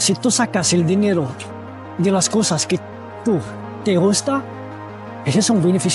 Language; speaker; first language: Spanish; non-native, fluent; Arabic